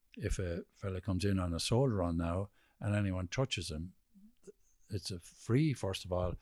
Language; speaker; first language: English; native; English